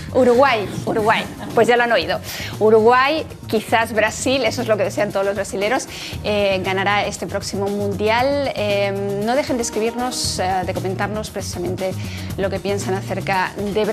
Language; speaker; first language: Spanish; native; Spanish